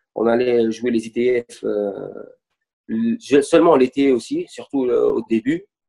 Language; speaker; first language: French; non-native, local second language; Arabic